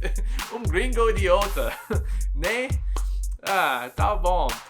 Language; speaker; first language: Portuguese; non-native, learner; English